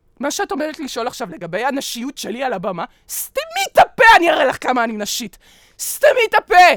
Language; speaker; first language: Hebrew; early bilingual, other home language; Russian